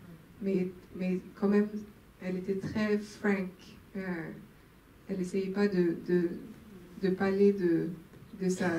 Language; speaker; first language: French; non-native, local second language; Swedish